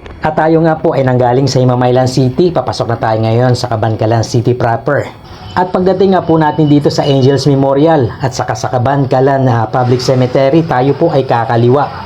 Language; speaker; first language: Filipino; non-native, local second language; Hiligaynon